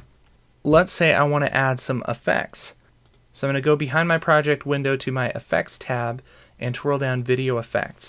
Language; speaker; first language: English; native; English